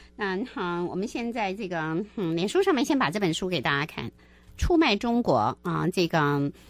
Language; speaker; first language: Chinese; native; Chinese